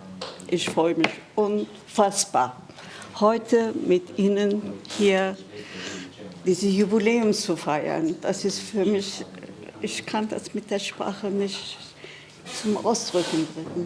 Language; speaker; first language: German; non-native, fluent; Kurdish